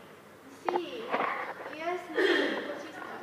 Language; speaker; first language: Spanish; non-native, learner; English